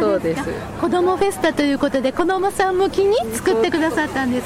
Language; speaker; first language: Japanese; native; Japanese